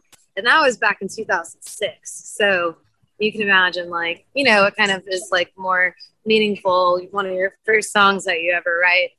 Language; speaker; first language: English; native; English